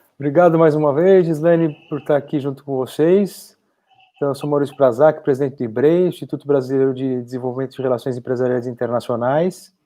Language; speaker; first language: Portuguese; native; Portuguese